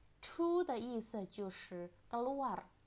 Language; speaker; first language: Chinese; non-native, fluent; Indonesian